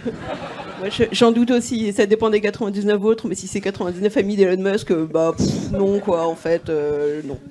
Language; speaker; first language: French; native; French